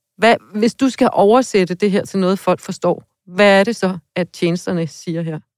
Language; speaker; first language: Danish; native; Danish